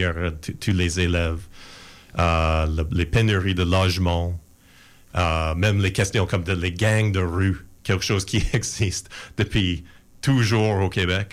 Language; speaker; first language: French; native; French